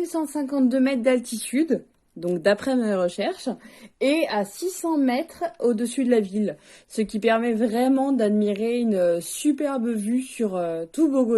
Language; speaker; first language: French; native; French